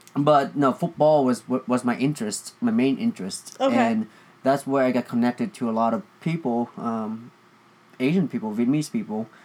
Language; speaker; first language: English; early bilingual, other home language; Vietnamese